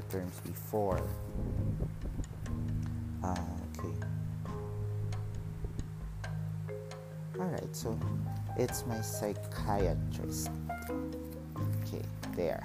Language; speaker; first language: English; non-native, local second language; Filipino